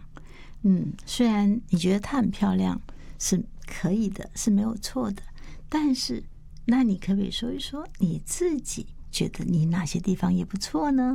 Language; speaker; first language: Chinese; native; Chinese